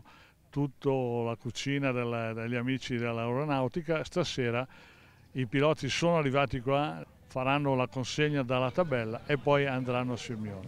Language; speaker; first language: Italian; native; Italian